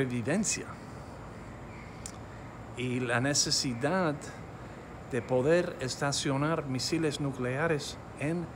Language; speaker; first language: Spanish; non-native, fluent; English